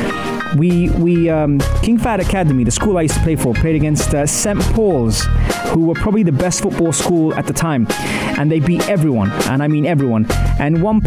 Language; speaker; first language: English; native; English